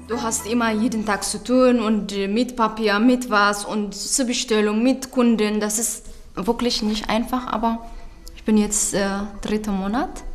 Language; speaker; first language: German; non-native, learner; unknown